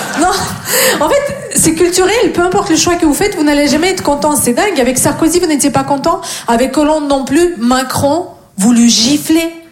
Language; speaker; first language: French; non-native, fluent; Russian